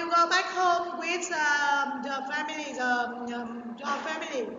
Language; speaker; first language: English; non-native, learner; Vietnamese